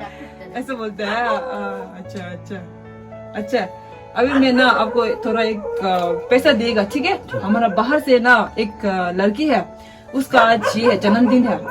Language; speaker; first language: Hindi; non-native, local second language; Tibetan